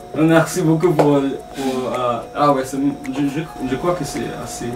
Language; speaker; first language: French; non-native, learner; Japanese